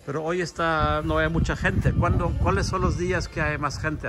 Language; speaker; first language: Spanish; non-native, fluent; German